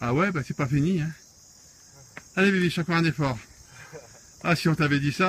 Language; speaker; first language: French; native; French